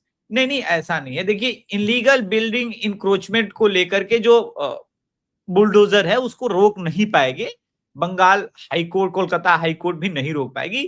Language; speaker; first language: Hindi; native; Hindi